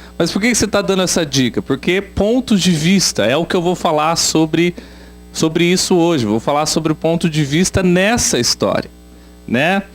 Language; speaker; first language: Portuguese; native; Portuguese